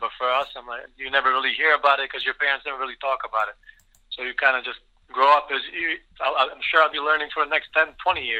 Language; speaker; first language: English; early bilingual, other home language; Bosnian